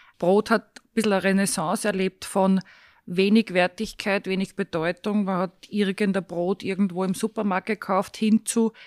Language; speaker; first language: German; native; German